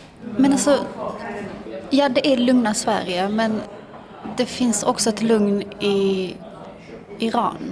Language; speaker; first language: Swedish; early bilingual, other home language; Persian